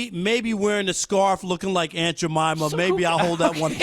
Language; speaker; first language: English; native; English